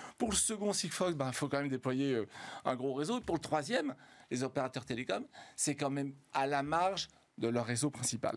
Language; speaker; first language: French; native; French